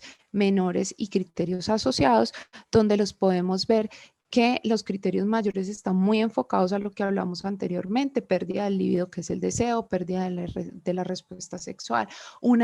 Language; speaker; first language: Spanish; native; Spanish